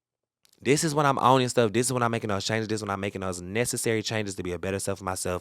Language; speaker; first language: English; native; English